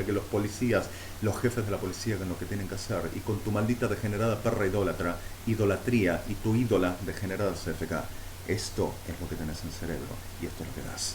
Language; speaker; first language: Spanish; native; Spanish